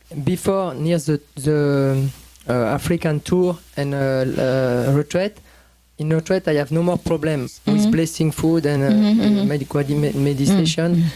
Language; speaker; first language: English; non-native, learner; French